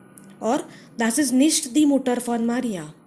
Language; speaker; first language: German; non-native, fluent; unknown